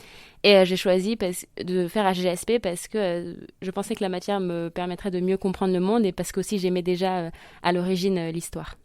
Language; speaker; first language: French; native; French